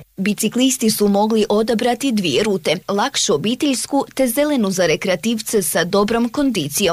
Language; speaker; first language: Serbian; native; Serbian